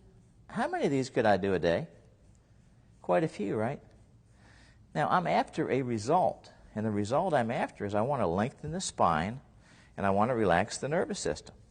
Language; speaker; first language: English; native; English